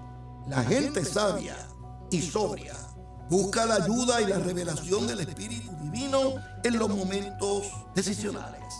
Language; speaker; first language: Spanish; native; Spanish